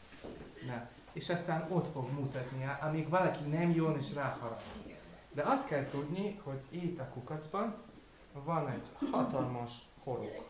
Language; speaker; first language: Hungarian; non-native, learner; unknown